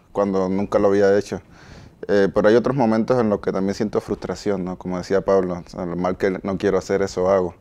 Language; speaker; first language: Spanish; native; Spanish